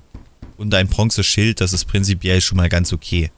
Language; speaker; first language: German; native; German